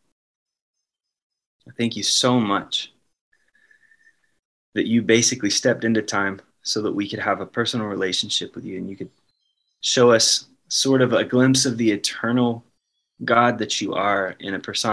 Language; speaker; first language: English; native; English